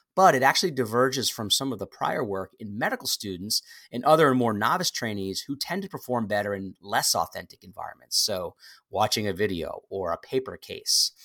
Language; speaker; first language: English; native; English